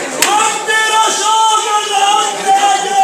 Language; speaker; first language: Arabic; native; Arabic